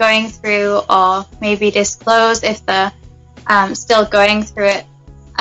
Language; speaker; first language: English; native; English